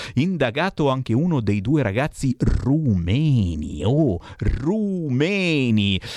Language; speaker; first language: Italian; native; Italian